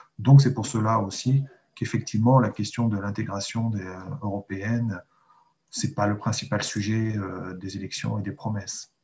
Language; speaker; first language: French; native; French